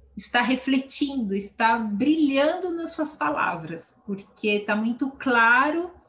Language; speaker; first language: Portuguese; native; Portuguese